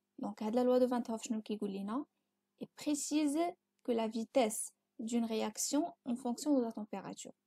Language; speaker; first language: French; non-native, local second language; Arabic